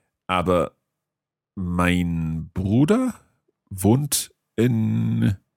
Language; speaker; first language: German; non-native, learner; English